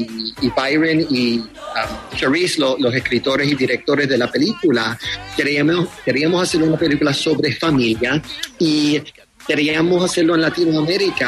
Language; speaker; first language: Spanish; early bilingual, heritage; Spanish